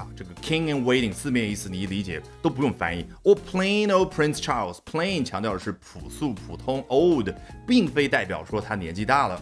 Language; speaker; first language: Chinese; native; Chinese